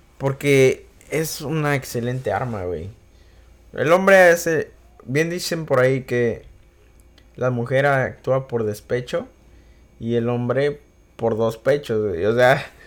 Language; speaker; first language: Spanish; early bilingual, heritage; Spanish